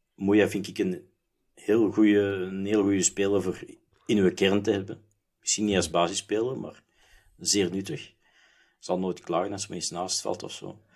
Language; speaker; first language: Dutch; native; Dutch